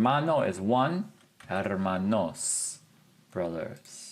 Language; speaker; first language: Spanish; non-native, fluent; English